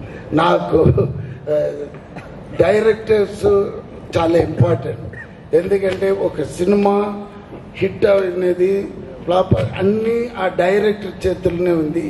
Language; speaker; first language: Telugu; non-native, learner; Tamil